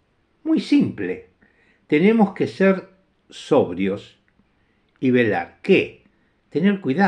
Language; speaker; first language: Spanish; non-native, fluent; Italian